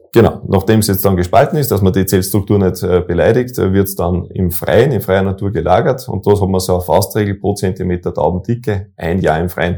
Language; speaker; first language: German; native; German